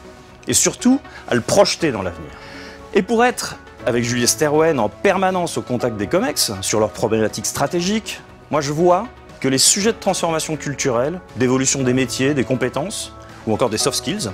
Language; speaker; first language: French; native; French